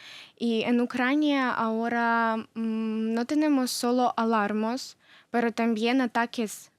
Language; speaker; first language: Spanish; non-native, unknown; Ukrainian